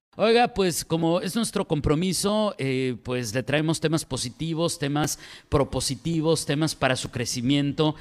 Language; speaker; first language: Spanish; native; Spanish